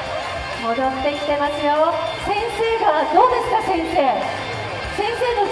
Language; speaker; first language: Japanese; native; Japanese